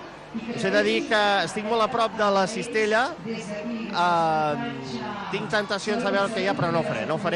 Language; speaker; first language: Catalan; native; Catalan